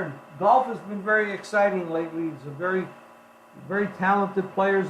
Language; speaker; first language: English; native; English